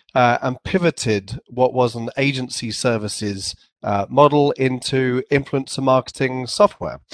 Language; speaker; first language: English; native; English